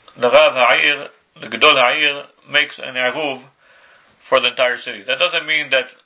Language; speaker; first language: English; native; English